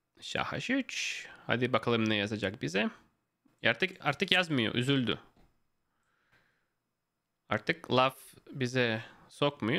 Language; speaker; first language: Turkish; non-native, fluent; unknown